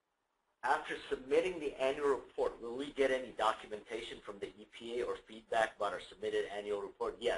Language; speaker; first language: English; native; English